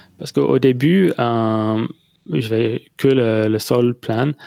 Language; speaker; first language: French; non-native, learner; English